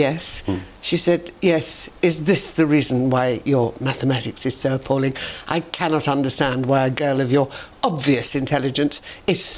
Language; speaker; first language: English; native; English